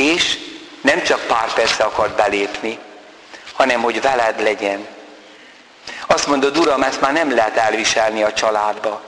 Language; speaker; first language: Hungarian; native; Hungarian